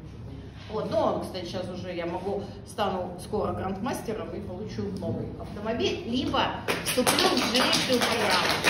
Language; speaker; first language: Russian; native; Russian